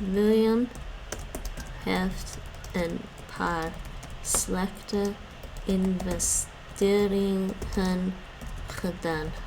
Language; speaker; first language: Dutch; non-native, learner; English